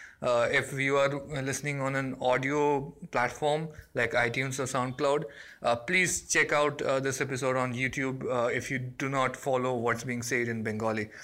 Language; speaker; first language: English; non-native, local second language; Bangla